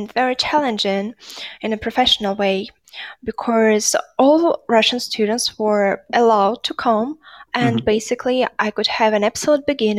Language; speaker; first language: English; non-native, fluent; Russian